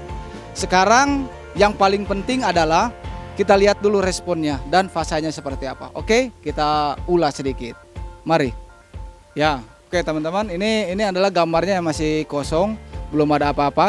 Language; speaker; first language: Indonesian; native; Indonesian